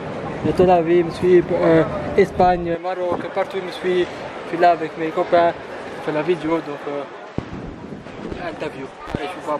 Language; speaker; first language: French; non-native, local second language; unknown